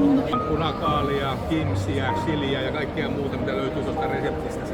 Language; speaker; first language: Finnish; native; Finnish